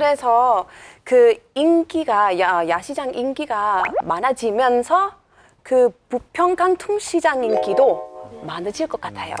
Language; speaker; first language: Korean; non-native, fluent; English